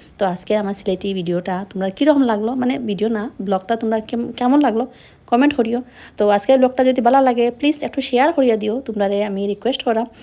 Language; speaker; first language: Bangla; non-native, local second language; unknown